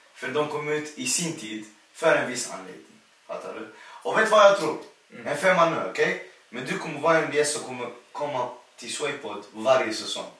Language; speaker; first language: Swedish; early bilingual, other home language; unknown